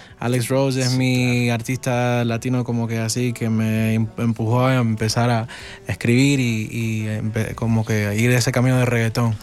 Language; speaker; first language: Spanish; early bilingual, heritage; Spanish